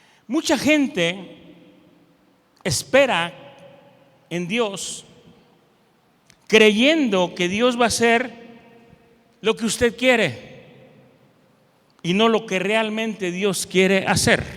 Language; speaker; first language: Spanish; native; Spanish